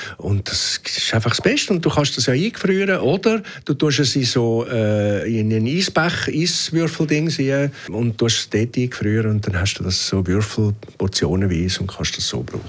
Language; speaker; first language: German; native; German